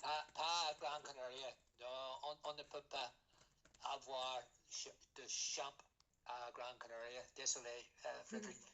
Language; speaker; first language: French; non-native, learner; English